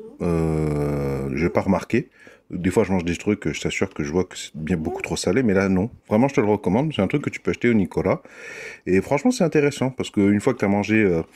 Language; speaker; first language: French; native; French